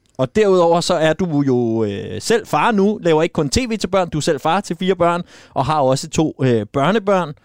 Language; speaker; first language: Danish; native; Danish